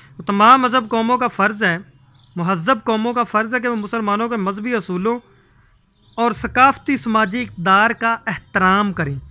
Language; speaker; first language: Urdu; native; Urdu